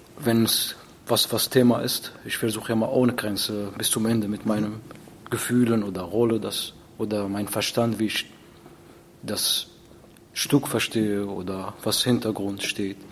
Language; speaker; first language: German; non-native, learner; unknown